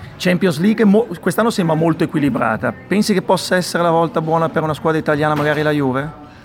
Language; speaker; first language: Italian; native; Italian